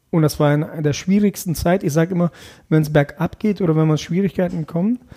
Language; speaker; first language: German; early bilingual, other home language; Russian